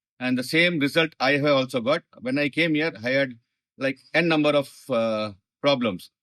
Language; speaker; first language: English; non-native, local second language; Malayalam